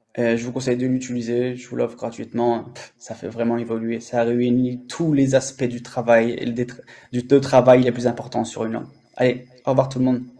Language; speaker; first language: French; native; French